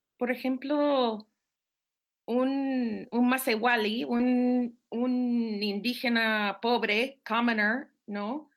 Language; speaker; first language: Spanish; non-native, fluent; English